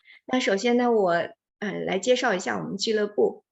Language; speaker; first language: Chinese; native; Chinese